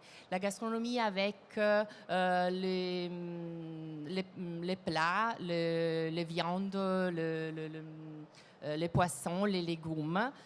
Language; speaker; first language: French; non-native, fluent; Italian